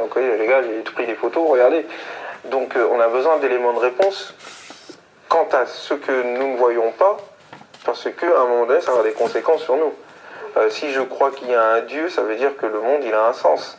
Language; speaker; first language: French; native; French